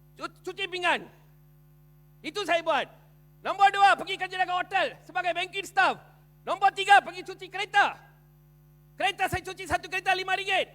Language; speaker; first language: Malay; non-native, local second language; Tamil